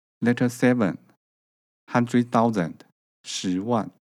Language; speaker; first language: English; non-native, learner; Chinese